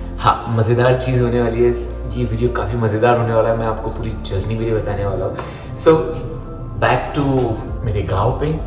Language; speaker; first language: Hindi; native; Hindi